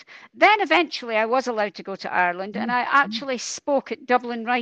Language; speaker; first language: English; native; English